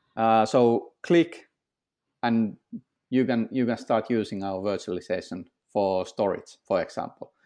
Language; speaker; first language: English; non-native, fluent; Finnish